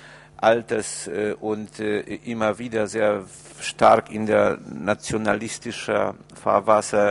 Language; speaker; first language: German; non-native, fluent; Polish